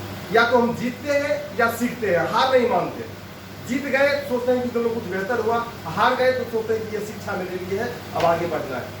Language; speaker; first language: Hindi; native; Hindi